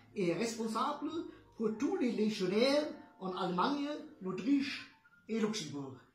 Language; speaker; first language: French; non-native, learner; German